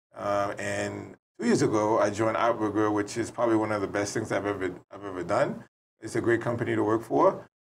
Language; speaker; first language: English; native; English